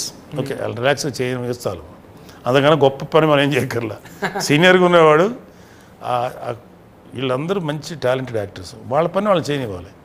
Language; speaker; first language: Telugu; native; Telugu